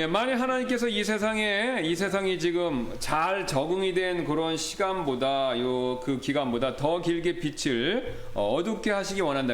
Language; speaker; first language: Korean; native; Korean